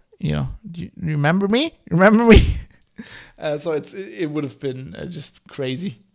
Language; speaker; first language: English; non-native, fluent; German